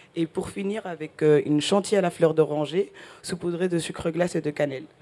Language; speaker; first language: French; early bilingual, other home language; Spanish